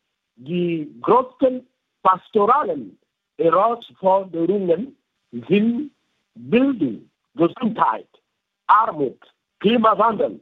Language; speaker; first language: German; non-native, fluent; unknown